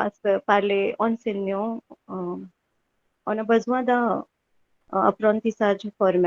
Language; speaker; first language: French; non-native, fluent; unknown